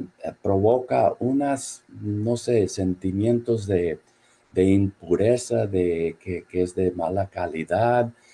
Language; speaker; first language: Spanish; non-native, fluent; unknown